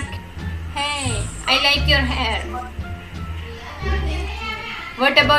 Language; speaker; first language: English; early bilingual, heritage; English